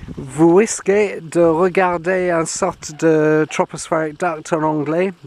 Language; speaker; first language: French; non-native, fluent; English